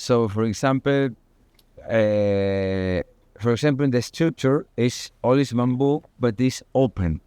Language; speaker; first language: English; non-native, learner; Spanish